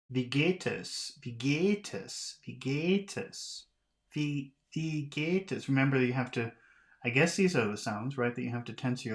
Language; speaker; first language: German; non-native, learner; English